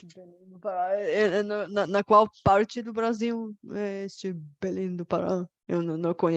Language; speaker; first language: Portuguese; non-native, fluent; Bulgarian